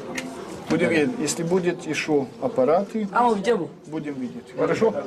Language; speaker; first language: Russian; non-native, learner; French